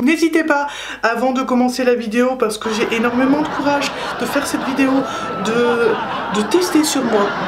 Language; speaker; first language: French; native; French